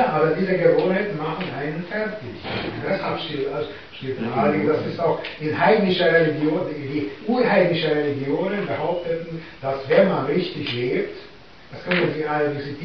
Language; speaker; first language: German; non-native, fluent; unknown